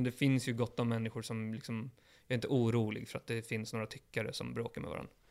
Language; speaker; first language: Swedish; early bilingual, other home language; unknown